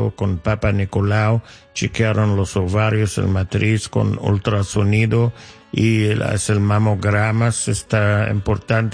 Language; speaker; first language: Spanish; non-native, learner; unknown